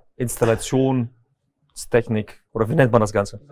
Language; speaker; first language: German; early bilingual, other home language; Russian